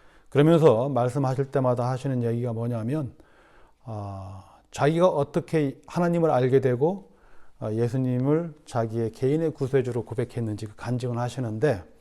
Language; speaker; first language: Korean; native; Korean